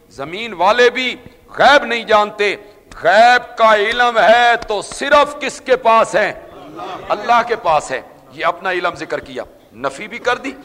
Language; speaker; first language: Urdu; non-native, local second language; Punjabi